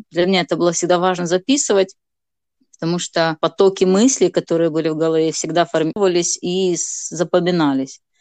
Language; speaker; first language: Russian; non-native, local second language; Gagauz